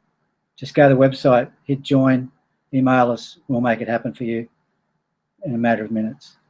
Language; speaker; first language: English; native; English